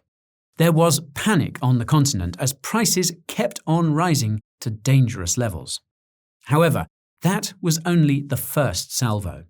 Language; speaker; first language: English; native; English